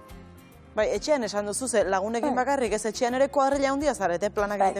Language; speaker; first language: Basque; native; Basque